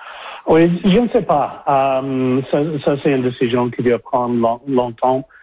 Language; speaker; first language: French; non-native, learner; English